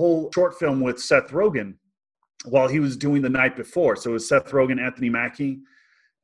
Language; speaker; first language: English; native; English